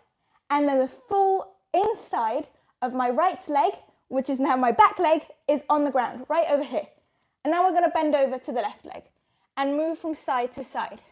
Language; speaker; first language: English; native; English